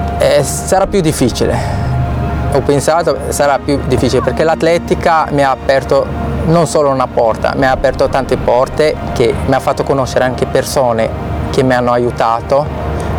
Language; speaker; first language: Italian; non-native, fluent; Arabic